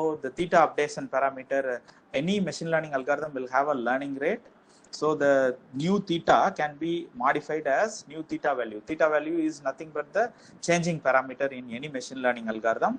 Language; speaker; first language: English; non-native, local second language; Tamil